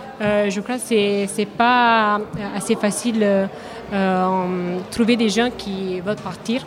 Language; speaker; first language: French; non-native, learner; Italian